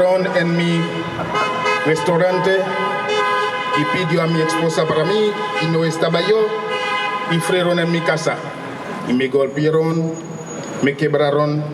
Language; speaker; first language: Spanish; non-native, local second language; Haitian Creole